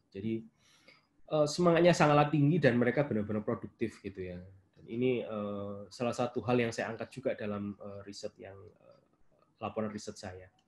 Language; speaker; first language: Indonesian; native; Indonesian